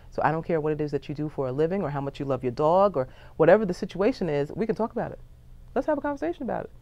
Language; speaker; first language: English; native; English